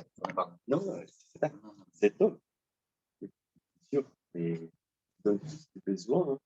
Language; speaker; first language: French; non-native, learner; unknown